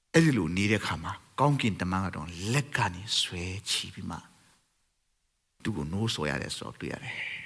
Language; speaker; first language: Burmese; non-native, local second language; Thado Chin